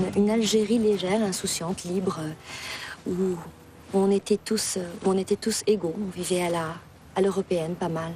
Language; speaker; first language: French; non-native, local second language; Arabic